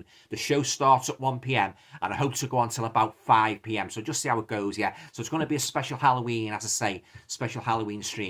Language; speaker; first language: English; native; English